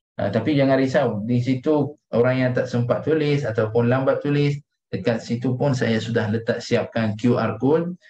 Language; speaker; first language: Malay; non-native, fluent; Arabic